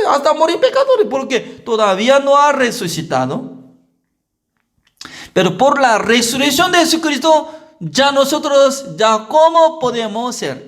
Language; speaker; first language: Spanish; non-native, learner; Korean